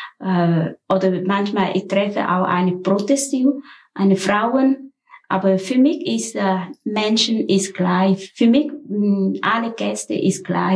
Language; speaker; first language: German; non-native, learner; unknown